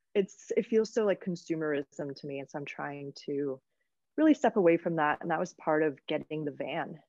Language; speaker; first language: English; native; English